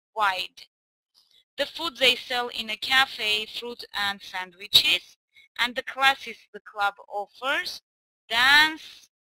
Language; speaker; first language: English; non-native, fluent; Armenian